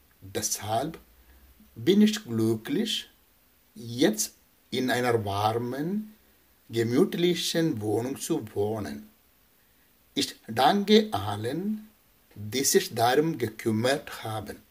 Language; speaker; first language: German; non-native, fluent; Malayalam